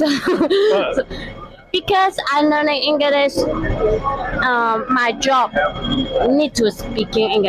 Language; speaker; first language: English; non-native, learner; Cantonese